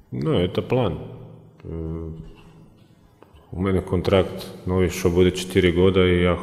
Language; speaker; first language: Russian; non-native, fluent; Croatian